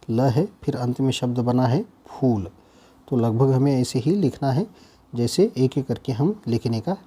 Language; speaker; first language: Hindi; non-native, local second language; Kannada